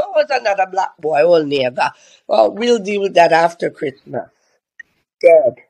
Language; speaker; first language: English; native; English